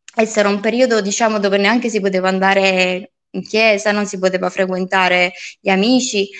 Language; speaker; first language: Italian; early bilingual, other home language; Polish